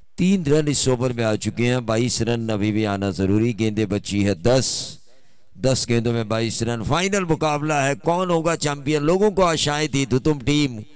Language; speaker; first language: Hindi; non-native, local second language; Marathi